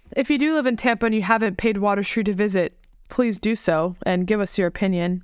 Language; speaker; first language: English; native; English